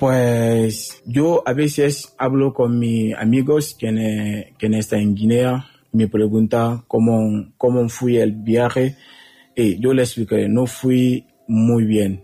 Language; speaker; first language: Spanish; non-native, learner; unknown